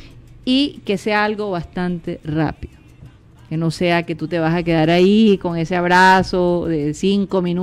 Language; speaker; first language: Spanish; native; Spanish